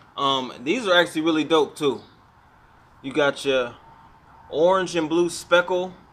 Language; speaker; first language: English; native; English